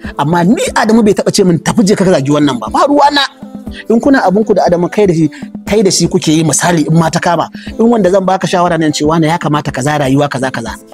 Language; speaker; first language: Hausa; native; Hausa